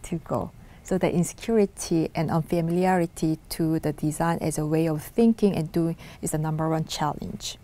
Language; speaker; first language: English; non-native, fluent; Korean